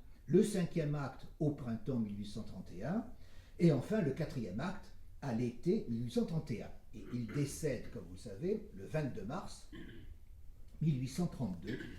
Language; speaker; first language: French; native; French